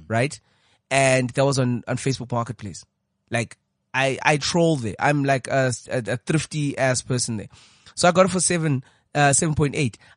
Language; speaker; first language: English; non-native, local second language; Xhosa